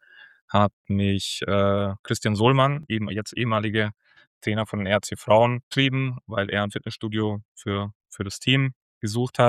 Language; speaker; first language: German; native; German